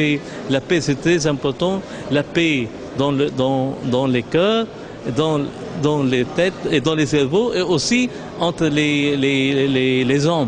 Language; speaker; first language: French; non-native, local second language; Arabic